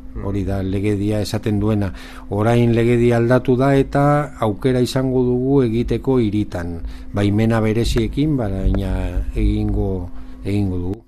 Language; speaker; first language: Basque; non-native, local second language; Spanish